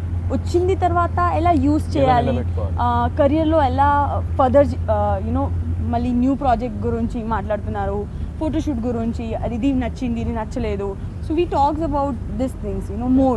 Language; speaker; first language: Telugu; non-native, local second language; Gujarati